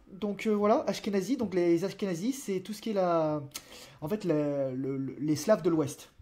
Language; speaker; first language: French; native; French